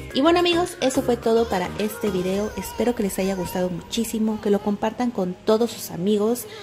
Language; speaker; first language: Spanish; native; Spanish